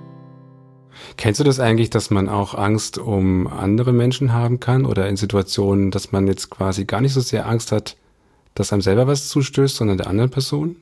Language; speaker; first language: German; native; German